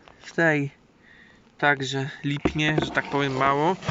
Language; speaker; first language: Polish; native; Polish